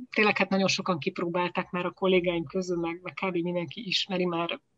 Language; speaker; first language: Hungarian; native; Hungarian